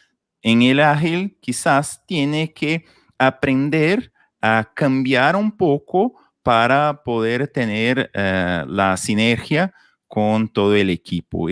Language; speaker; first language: Spanish; non-native, fluent; Portuguese